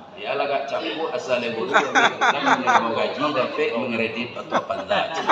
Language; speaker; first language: Malay; non-native, local second language; Minangkabau